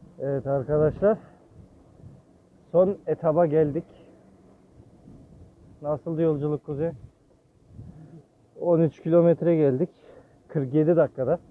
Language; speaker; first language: Turkish; early bilingual, heritage; Turkish